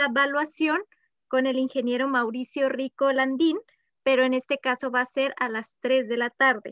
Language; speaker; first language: Spanish; native; Spanish